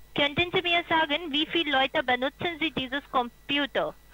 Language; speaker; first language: German; non-native, learner; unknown